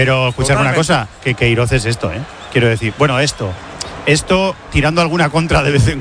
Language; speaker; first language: Spanish; native; Spanish